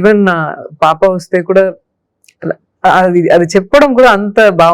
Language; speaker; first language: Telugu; non-native, learner; Tamil